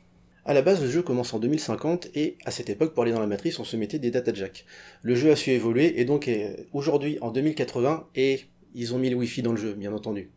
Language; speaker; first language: French; native; French